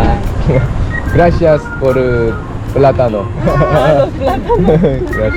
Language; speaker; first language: Spanish; non-native, learner; Korean